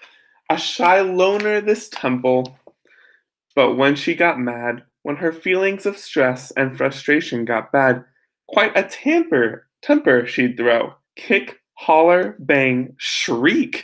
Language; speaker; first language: English; native; English